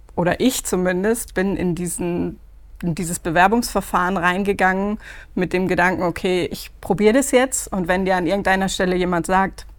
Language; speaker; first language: German; native; German